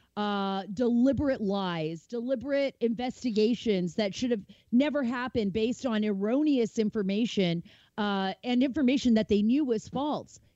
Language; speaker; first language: English; native; English